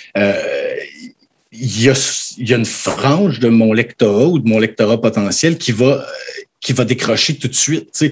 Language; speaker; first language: French; native; French